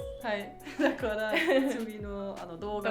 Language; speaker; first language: Japanese; non-native, learner; German